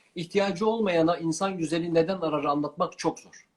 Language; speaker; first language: Turkish; non-native, local second language; Kurdish